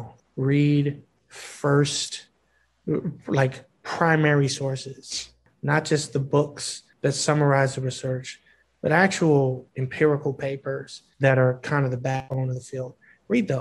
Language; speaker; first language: English; native; English